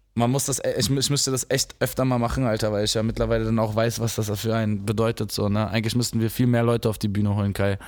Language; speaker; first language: German; native; German